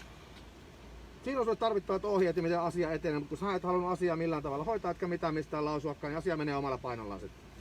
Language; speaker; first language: Finnish; native; Finnish